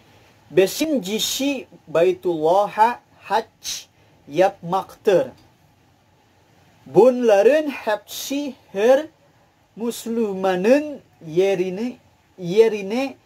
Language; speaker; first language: Turkish; non-native, learner; Indonesian